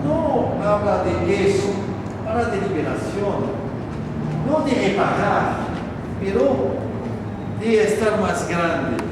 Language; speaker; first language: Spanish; non-native, learner; French